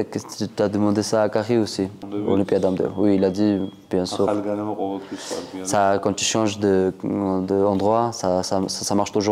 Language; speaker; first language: French; non-native, learner; Georgian